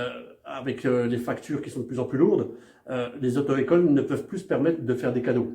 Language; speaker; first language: French; native; French